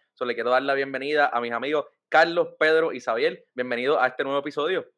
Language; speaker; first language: Spanish; native; Spanish